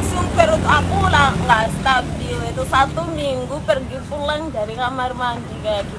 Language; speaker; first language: Indonesian; non-native, fluent; Shona